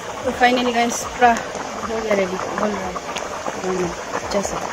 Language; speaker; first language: Hindi; non-native, local second language; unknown